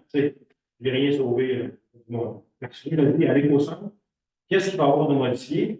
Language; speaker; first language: French; native; French